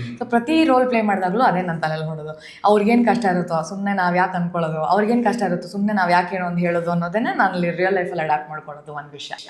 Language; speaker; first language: Kannada; native; Kannada